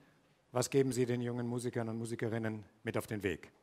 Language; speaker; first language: German; native; German